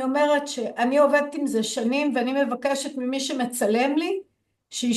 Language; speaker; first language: Hebrew; native; Hebrew